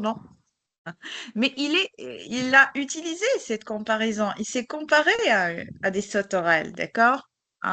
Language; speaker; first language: French; non-native, local second language; Arabic